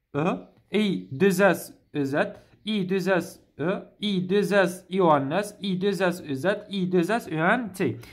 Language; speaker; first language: French; non-native, local second language; Arabic